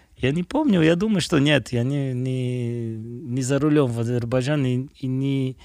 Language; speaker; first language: Russian; non-native, fluent; Portuguese